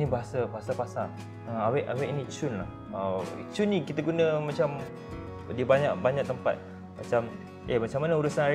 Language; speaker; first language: Malay; native; Malay